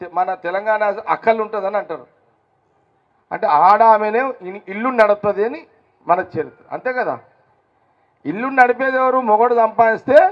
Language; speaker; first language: Telugu; native; Telugu